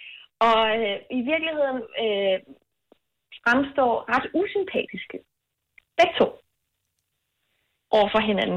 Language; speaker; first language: Danish; native; Danish